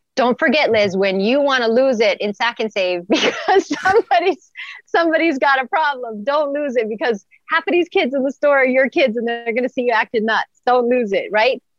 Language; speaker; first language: English; native; English